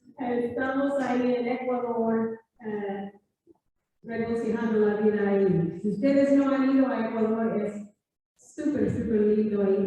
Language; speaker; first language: Spanish; non-native, fluent; English